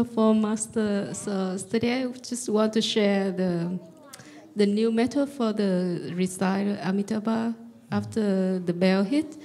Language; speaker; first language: English; non-native, learner; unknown